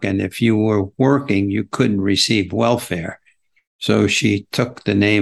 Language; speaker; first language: English; native; English